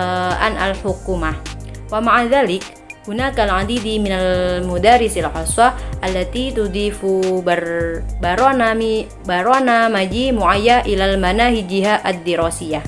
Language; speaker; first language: Arabic; non-native, learner; Indonesian